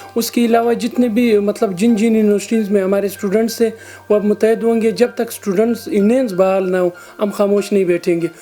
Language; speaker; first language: Urdu; non-native, local second language; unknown